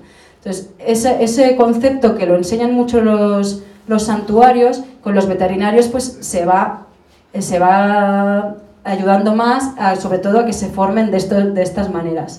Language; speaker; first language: Spanish; native; Spanish